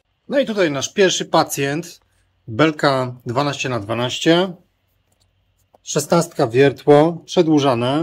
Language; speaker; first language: Polish; native; Polish